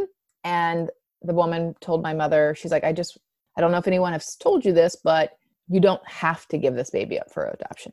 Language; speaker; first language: English; native; English